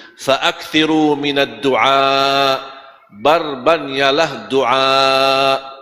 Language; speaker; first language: Malay; non-native, fluent; Arabic